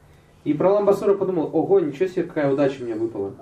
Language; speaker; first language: Russian; native; Russian